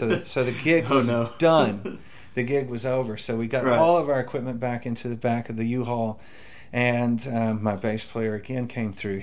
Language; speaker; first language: English; native; English